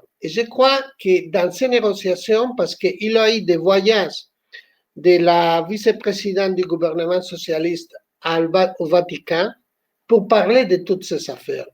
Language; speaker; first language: French; non-native, fluent; Spanish